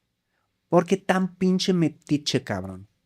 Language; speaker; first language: Spanish; non-native, fluent; German